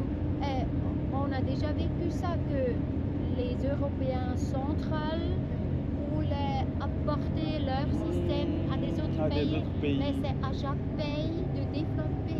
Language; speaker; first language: French; non-native, local second language; German